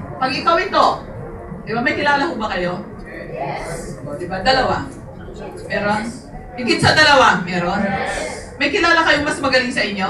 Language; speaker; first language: Filipino; native; Filipino